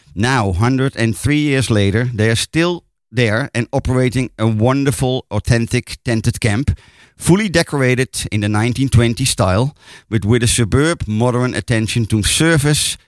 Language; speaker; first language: English; non-native, fluent; Dutch